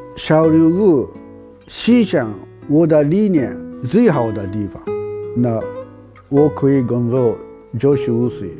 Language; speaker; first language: Chinese; non-native, learner; Japanese